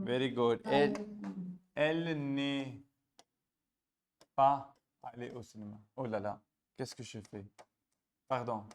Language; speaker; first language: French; non-native, fluent; Hindi